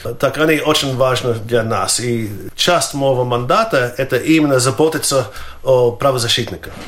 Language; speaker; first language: Russian; non-native, fluent; Latvian